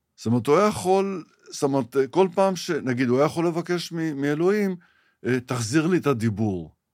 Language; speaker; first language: Hebrew; early bilingual, other home language; Arabic